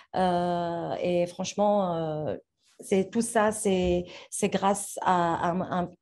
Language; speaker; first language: French; non-native, local second language; Arabic